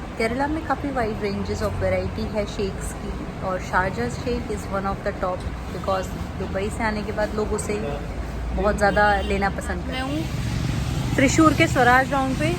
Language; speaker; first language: Hindi; native; Hindi